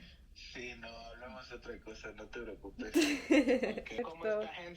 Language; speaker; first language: Spanish; native; Spanish